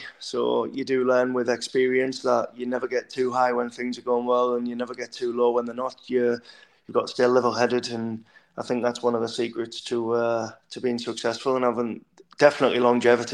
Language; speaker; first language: English; native; English